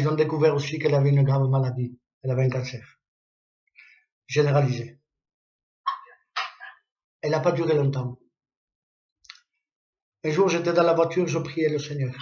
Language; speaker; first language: French; native; French